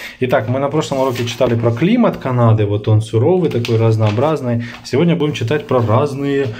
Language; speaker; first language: Russian; native; Russian